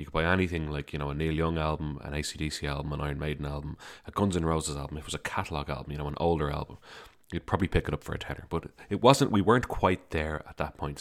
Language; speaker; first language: English; native; English